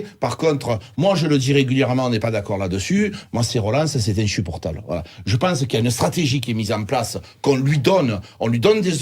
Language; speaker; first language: French; native; French